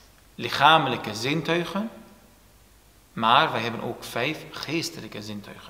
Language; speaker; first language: Dutch; non-native, fluent; Turoyo